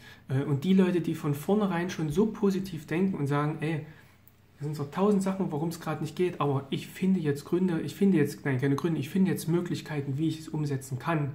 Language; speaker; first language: German; native; German